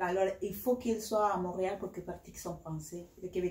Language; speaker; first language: French; non-native, fluent; Spanish